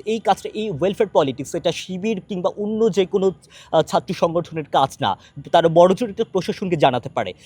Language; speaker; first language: Bangla; non-native, local second language; Chakma